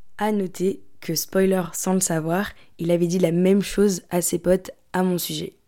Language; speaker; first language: French; native; French